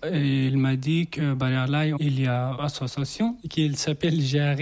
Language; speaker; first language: French; non-native, learner; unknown